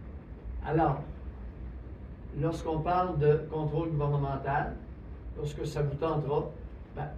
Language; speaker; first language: French; native; French